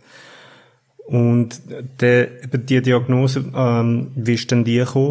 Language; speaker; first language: German; native; German